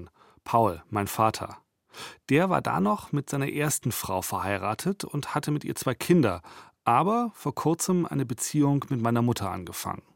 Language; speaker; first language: German; native; German